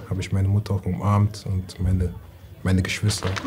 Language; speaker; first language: German; native; German